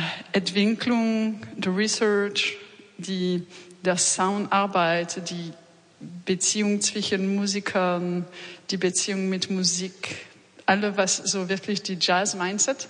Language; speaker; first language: German; non-native, learner; French